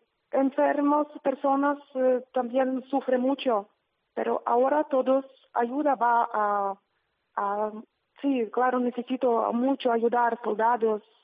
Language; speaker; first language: Spanish; non-native, learner; Ukrainian